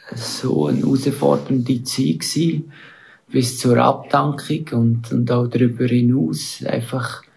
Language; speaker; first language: German; native; German